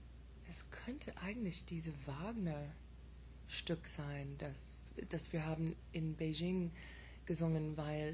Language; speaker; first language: German; non-native, fluent; English